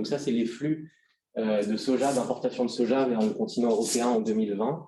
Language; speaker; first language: French; native; French